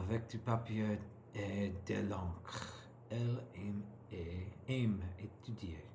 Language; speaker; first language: French; non-native, learner; English